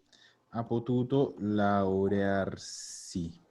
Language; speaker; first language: Italian; non-native, fluent; Spanish